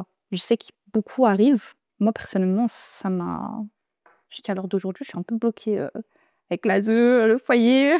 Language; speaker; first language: French; native; French